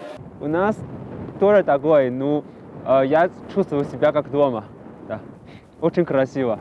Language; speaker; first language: Russian; non-native, learner; Chinese